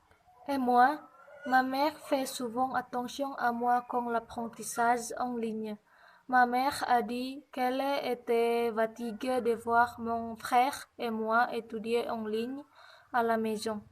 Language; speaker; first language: French; non-native, learner; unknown